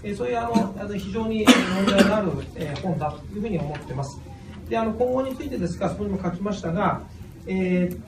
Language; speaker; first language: Japanese; native; Japanese